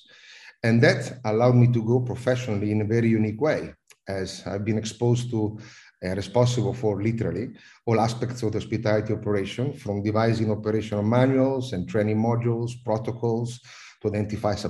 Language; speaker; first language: English; non-native, fluent; Italian